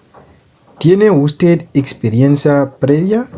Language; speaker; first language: Spanish; non-native, fluent; Haitian Creole